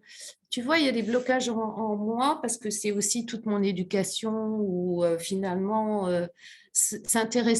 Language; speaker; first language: French; native; French